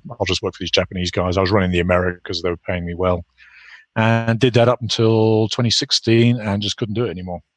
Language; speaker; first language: English; native; English